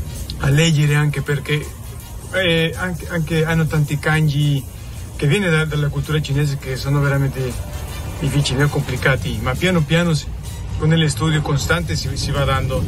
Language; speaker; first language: Italian; non-native, fluent; Spanish